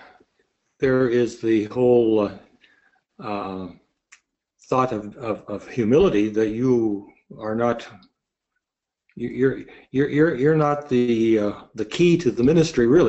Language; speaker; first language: English; native; English